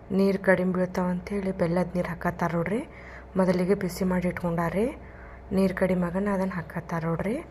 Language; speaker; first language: Kannada; non-native, local second language; Lambadi